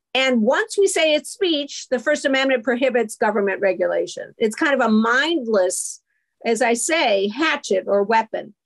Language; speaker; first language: English; native; English